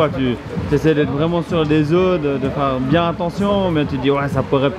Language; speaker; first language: French; native; French